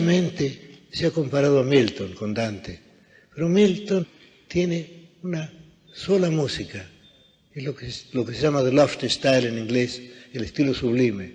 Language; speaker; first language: Spanish; native; Spanish